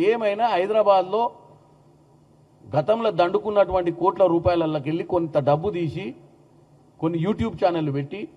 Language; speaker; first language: Telugu; native; Telugu